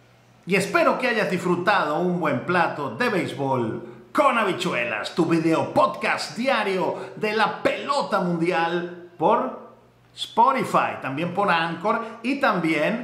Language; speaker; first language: Spanish; native; Spanish